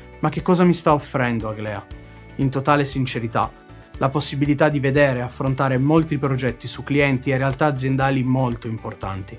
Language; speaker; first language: Italian; native; Italian